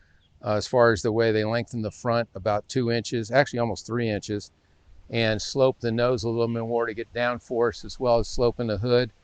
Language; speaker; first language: English; native; English